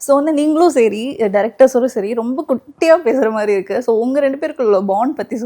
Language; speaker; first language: Tamil; native; Tamil